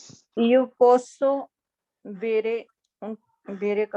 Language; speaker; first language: Italian; non-native, learner; Punjabi